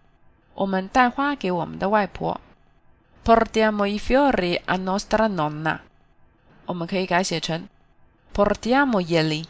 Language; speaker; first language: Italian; non-native, fluent; Chinese